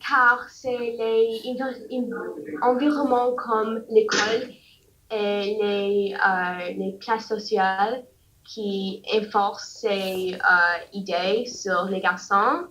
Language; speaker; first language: French; non-native, learner; English